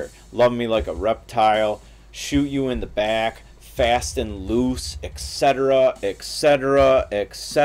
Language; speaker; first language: English; native; English